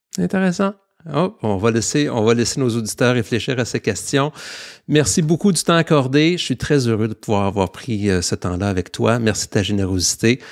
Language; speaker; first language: French; native; French